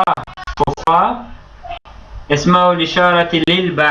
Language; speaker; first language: Arabic; non-native, fluent; Turkish